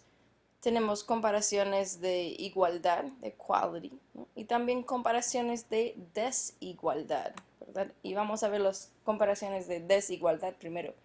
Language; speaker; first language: Spanish; non-native, fluent; English